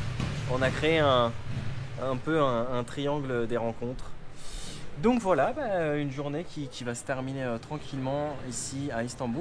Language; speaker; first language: French; native; French